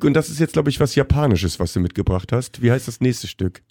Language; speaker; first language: German; native; German